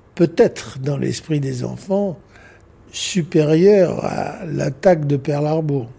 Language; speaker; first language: French; native; French